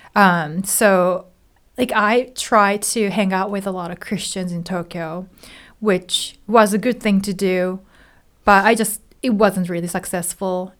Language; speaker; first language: English; non-native, fluent; Japanese